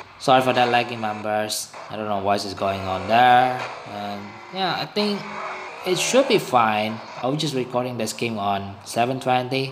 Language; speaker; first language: English; non-native, learner; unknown